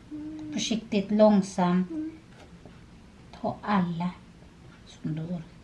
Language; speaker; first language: Swedish; non-native, learner; Cebuano